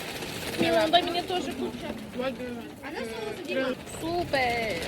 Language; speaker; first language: Russian; non-native, fluent; Azerbaijani